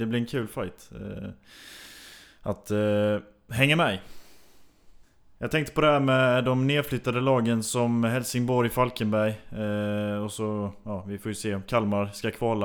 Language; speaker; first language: Swedish; native; Swedish